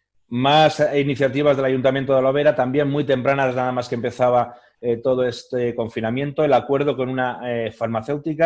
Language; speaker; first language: Spanish; native; Spanish